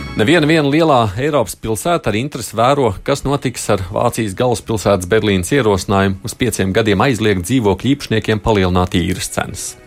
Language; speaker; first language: Latvian; native; Latvian